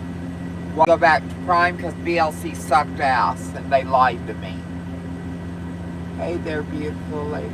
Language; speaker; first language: English; native; English